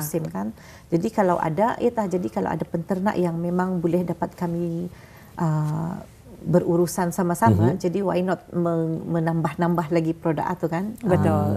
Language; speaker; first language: Malay; native; Malay